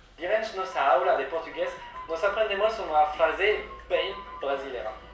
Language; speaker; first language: Portuguese; non-native, learner; French